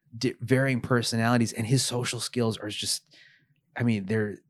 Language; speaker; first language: English; early bilingual, other home language; Filipino